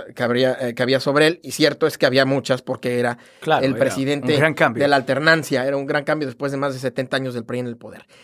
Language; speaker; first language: Spanish; native; Spanish